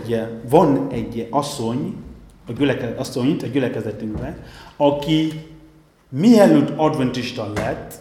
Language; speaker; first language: Hungarian; non-native, fluent; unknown